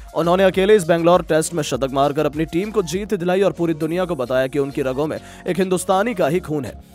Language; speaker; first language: Hindi; native; Hindi